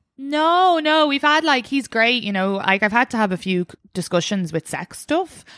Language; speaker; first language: English; native; English